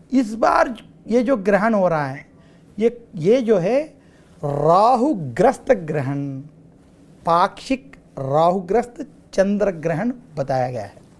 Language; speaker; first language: Hindi; non-native, local second language; Telugu